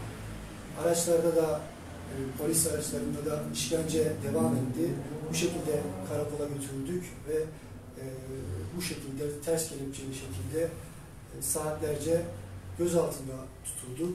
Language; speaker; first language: Turkish; native; Turkish